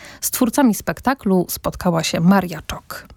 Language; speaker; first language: Polish; native; Polish